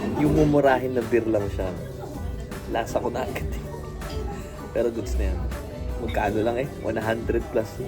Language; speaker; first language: Filipino; native; Filipino